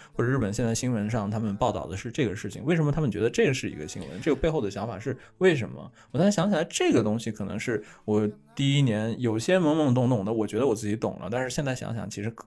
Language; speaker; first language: Chinese; native; Chinese